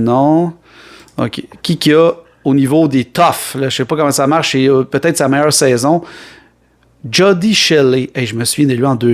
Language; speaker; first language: French; native; French